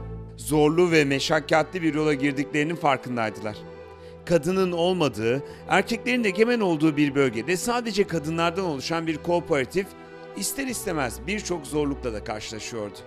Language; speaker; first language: Turkish; native; Turkish